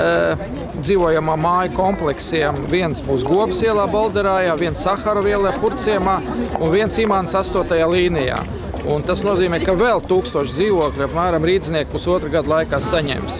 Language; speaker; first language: Latvian; native; Latvian